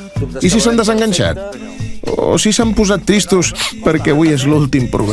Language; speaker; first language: Catalan; native; Catalan